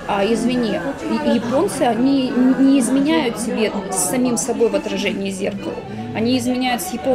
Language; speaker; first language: Russian; native; Russian